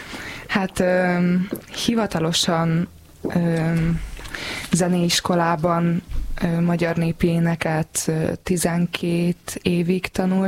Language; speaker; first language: Hungarian; native; Hungarian